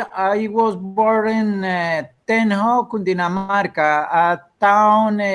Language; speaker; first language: English; non-native, learner; Spanish